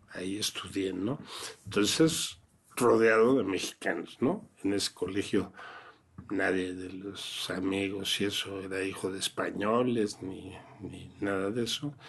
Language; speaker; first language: Spanish; early bilingual, other home language; French